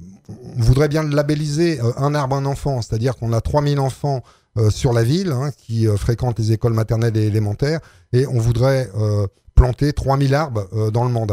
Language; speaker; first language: French; native; French